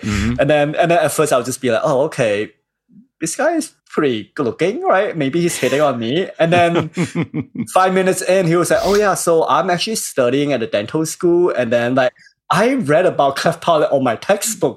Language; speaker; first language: English; non-native, local second language; Cantonese